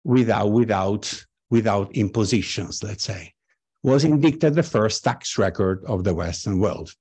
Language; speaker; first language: English; non-native, fluent; Italian